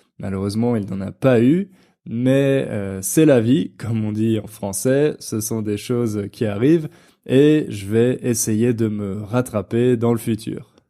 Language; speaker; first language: French; native; French